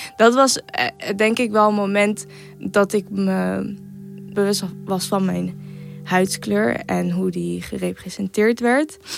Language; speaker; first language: Dutch; native; Dutch